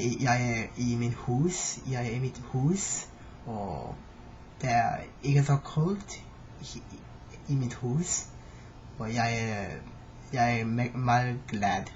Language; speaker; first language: Danish; non-native, learner; English